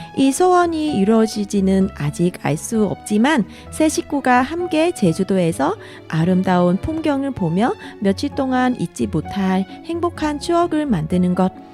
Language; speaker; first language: Korean; non-native, fluent; Vietnamese